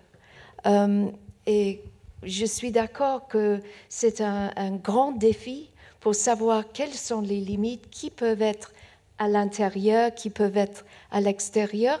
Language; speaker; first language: French; non-native, fluent; Persian